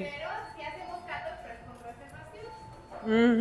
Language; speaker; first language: Spanish; native; Spanish